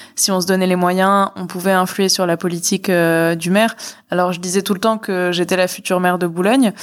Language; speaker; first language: French; native; French